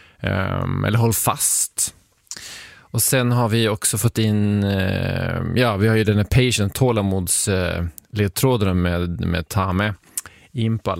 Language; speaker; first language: Swedish; native; Swedish